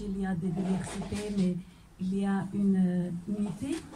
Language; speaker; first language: French; non-native, fluent; Croatian